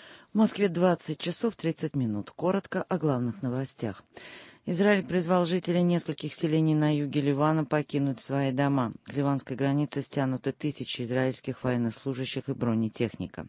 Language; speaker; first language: Russian; native; Russian